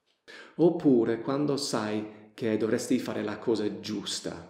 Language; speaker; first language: Italian; non-native, fluent; English